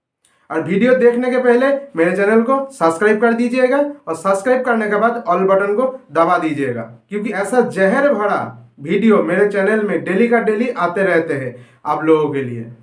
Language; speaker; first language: Hindi; non-native, local second language; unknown